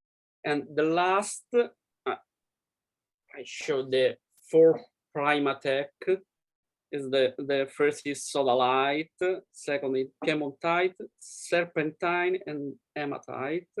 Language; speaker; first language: English; non-native, learner; Italian